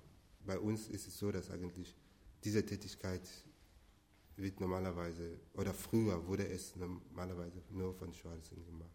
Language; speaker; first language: German; non-native, fluent; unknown